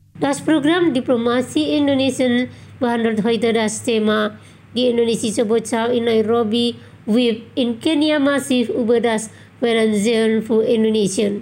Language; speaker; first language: German; non-native, fluent; Indonesian